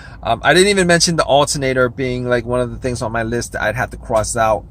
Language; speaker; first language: English; native; English